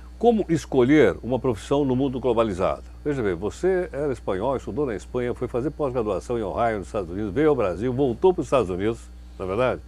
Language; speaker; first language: Portuguese; native; Portuguese